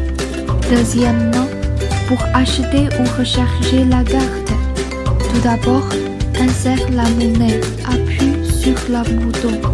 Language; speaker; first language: French; non-native, learner; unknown